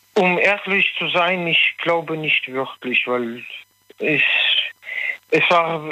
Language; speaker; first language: German; non-native, learner; French